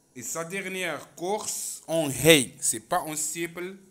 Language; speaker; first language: French; non-native, local second language; Arabic